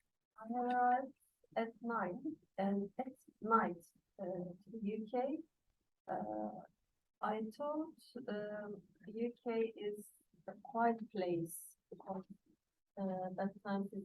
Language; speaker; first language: English; non-native, learner; Turkish